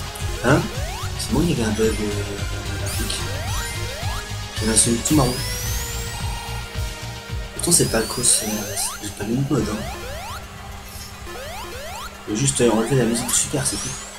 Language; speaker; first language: French; native; French